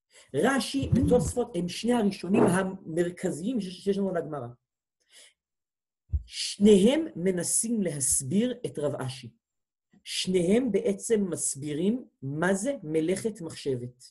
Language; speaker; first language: Hebrew; native; Hebrew